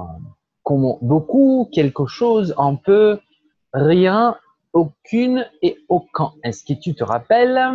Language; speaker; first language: French; non-native, fluent; Portuguese